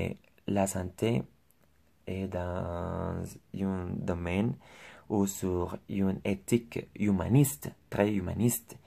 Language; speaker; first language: French; non-native, learner; Spanish